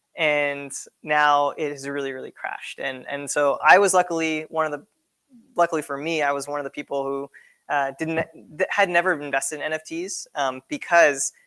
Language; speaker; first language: English; native; English